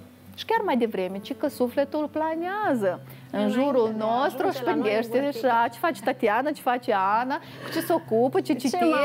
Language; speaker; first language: Romanian; native; Romanian